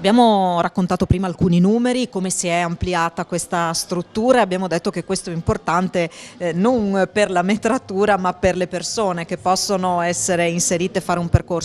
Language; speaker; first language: Italian; native; Italian